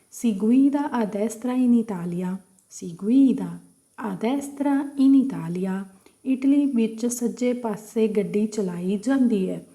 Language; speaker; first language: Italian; non-native, fluent; Punjabi